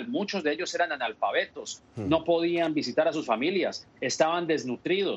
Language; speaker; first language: Spanish; native; Spanish